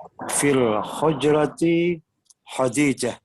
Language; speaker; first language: Arabic; non-native, learner; Indonesian